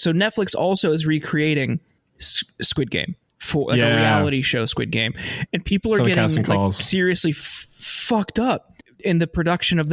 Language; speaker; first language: English; native; English